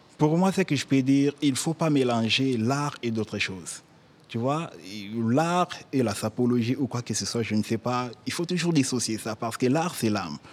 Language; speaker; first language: French; non-native, local second language; Lingala